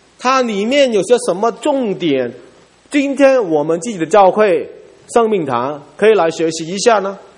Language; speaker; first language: Chinese; non-native, local second language; Cantonese